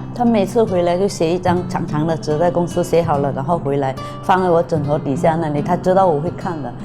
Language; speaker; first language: Chinese; non-native, local second language; Hakka Chinese